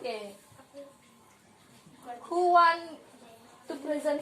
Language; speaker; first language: English; non-native, learner; Indonesian